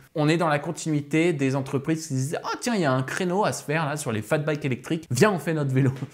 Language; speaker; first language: French; native; French